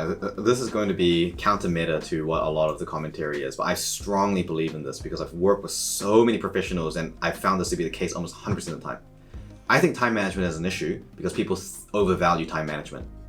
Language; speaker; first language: English; native; English